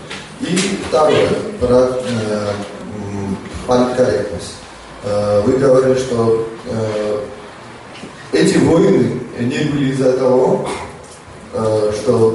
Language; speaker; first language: Russian; non-native, fluent; Georgian